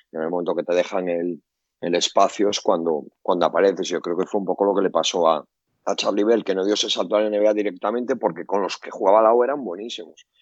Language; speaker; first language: Spanish; native; Spanish